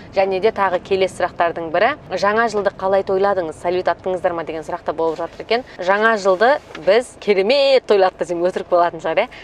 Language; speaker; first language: Kazakh; native; Kazakh